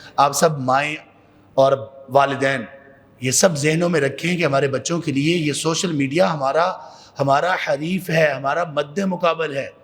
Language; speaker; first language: Urdu; non-native, local second language; Punjabi